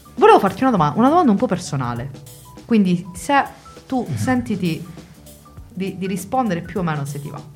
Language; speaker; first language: Italian; native; Italian